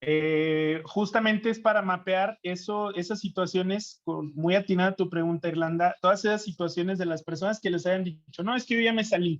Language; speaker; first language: Spanish; native; Spanish